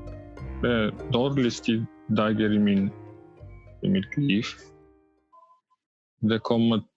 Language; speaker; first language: Norwegian; non-native, learner; Russian